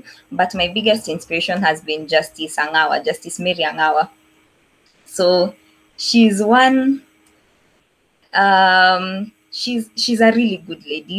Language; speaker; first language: English; non-native, local second language; Swahili